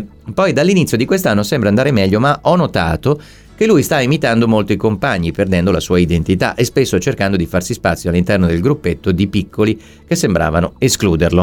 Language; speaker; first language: Italian; native; Italian